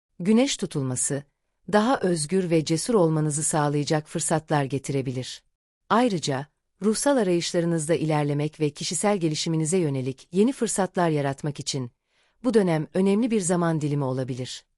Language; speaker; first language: Turkish; native; Turkish